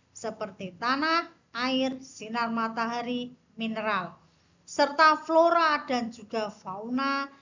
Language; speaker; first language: Indonesian; native; Indonesian